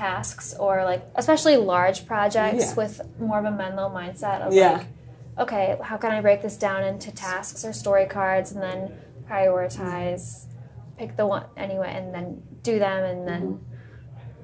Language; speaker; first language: English; native; English